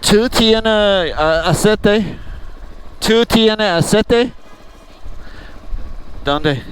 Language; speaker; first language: Spanish; non-native, learner; English